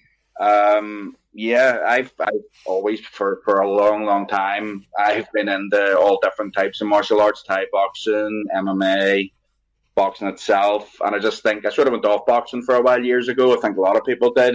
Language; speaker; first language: English; native; English